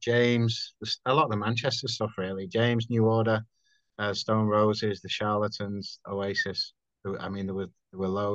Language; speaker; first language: English; native; English